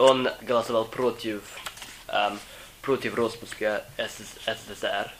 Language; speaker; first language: Russian; non-native, fluent; English